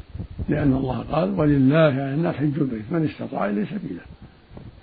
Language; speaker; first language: Arabic; native; Arabic